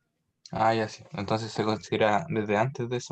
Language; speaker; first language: Spanish; native; Spanish